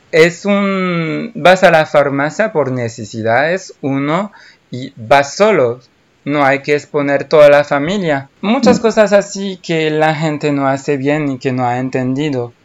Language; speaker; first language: Spanish; non-native, fluent; French